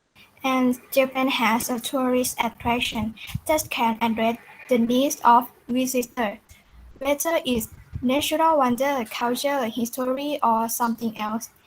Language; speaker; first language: English; non-native, learner; Thai